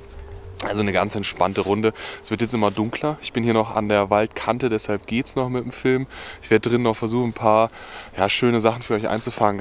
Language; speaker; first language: German; native; German